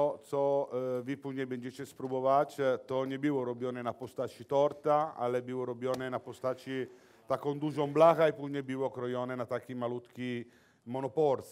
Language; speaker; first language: Polish; non-native, learner; Italian